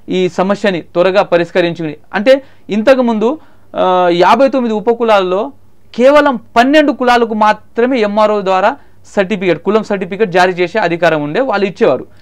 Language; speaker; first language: Telugu; non-native, local second language; Marathi